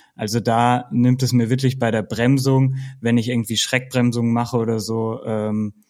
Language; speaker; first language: German; native; German